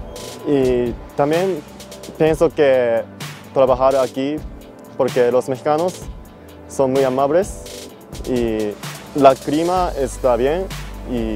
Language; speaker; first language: Spanish; non-native, learner; Japanese